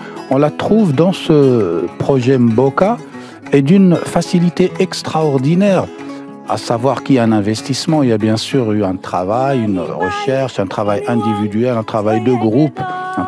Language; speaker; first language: French; non-native, local second language; Arabic